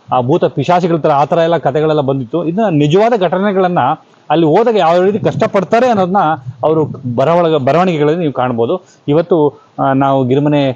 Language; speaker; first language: Kannada; native; Kannada